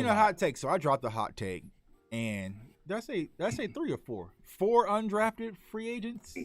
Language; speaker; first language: English; native; English